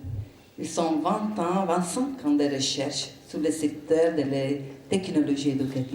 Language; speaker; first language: French; non-native, learner; Italian